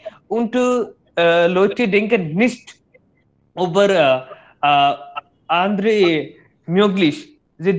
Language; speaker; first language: German; non-native, learner; Hindi